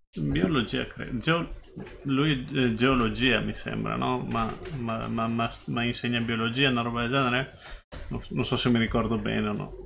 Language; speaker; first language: Italian; native; Italian